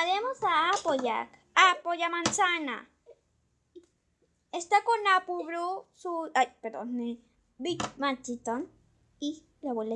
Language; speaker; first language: Spanish; native; Spanish